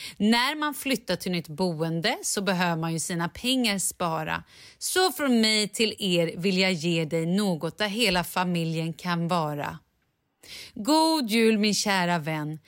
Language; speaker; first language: Swedish; native; Swedish